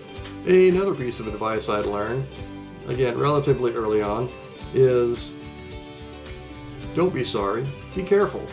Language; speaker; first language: English; native; English